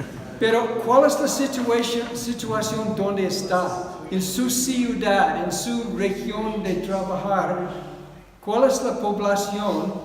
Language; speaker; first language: Spanish; non-native, fluent; English